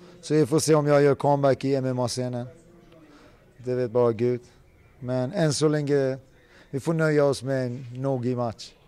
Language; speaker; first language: Swedish; early bilingual, other home language; Persian